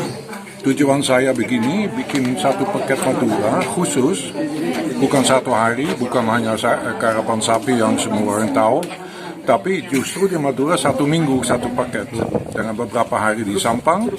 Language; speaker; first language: Indonesian; non-native, fluent; Dutch